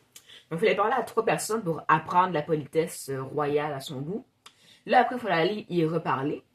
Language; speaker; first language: French; native; French